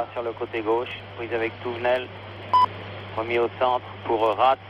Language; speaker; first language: French; native; French